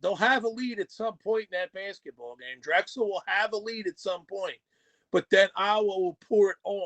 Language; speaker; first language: English; native; English